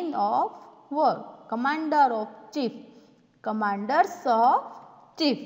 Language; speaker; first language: English; non-native, local second language; Gujarati